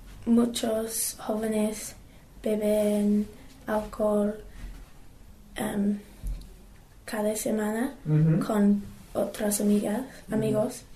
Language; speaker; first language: Spanish; non-native, learner; English